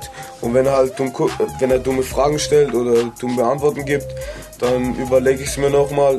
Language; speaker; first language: German; native; German